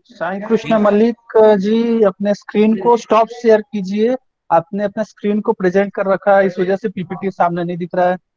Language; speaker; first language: Hindi; native; Hindi